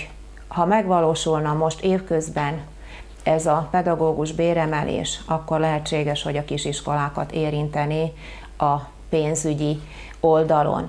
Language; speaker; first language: Hungarian; native; Hungarian